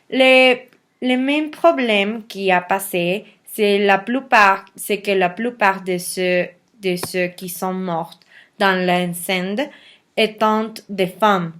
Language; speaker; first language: French; non-native, learner; Spanish